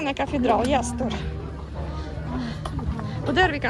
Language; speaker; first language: Swedish; non-native, learner; Russian